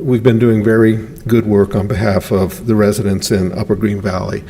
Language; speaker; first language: English; native; English